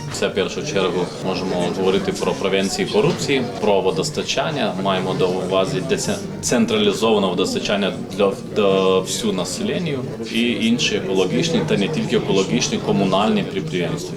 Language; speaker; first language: Ukrainian; non-native, learner; Lithuanian